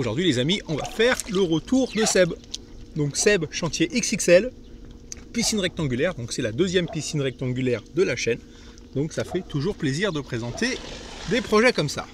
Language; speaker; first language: French; native; French